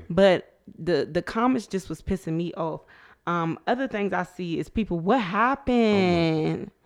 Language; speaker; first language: English; native; English